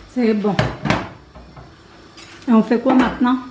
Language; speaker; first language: French; native; French